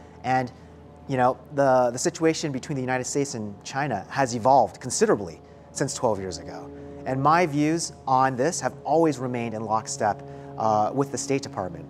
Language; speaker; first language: English; early bilingual, other home language; Chinese